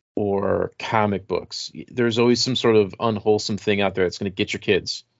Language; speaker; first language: English; native; English